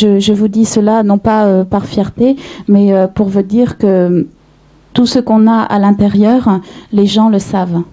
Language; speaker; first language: French; native; French